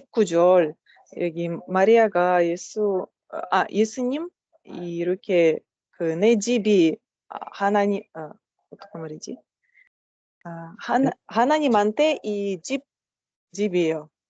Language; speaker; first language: Korean; non-native, learner; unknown